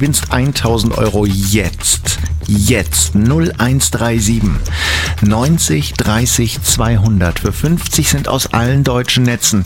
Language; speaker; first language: German; native; German